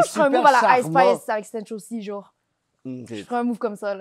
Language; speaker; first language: French; native; French